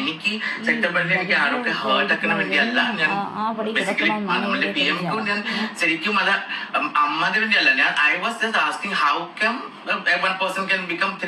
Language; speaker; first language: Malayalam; non-native, fluent; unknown